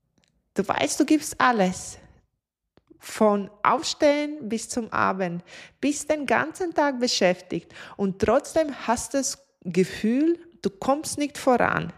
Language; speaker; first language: German; non-native, fluent; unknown